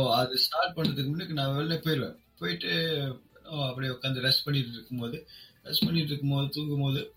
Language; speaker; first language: Tamil; non-native, local second language; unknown